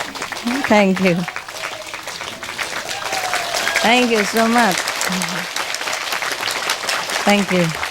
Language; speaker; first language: English; non-native, fluent; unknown